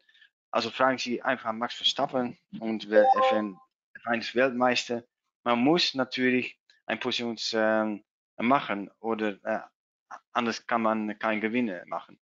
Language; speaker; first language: German; non-native, learner; Dutch